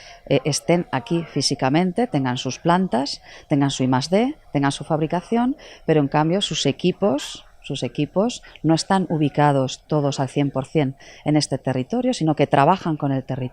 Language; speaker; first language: Spanish; native; Spanish